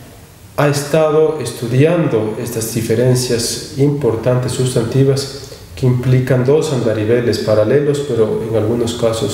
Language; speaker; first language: Spanish; native; Spanish